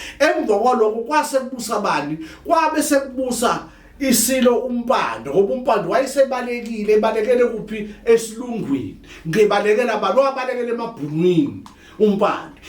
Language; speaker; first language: Zulu; native; Zulu